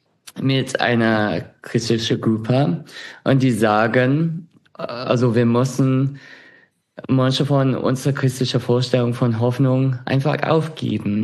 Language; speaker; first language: German; non-native, fluent; English